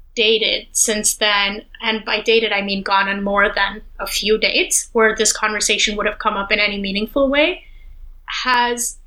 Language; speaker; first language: English; non-native, local second language; Hindi